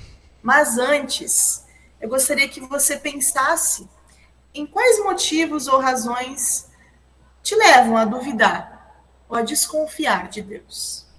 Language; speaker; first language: Portuguese; native; Portuguese